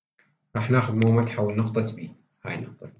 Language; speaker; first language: Arabic; native; Arabic